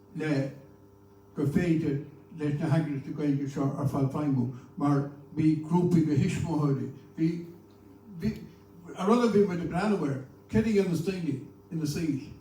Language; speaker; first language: Irish; native; Irish